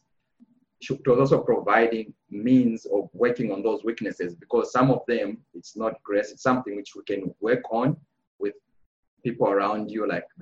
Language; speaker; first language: English; non-native, local second language; Bemba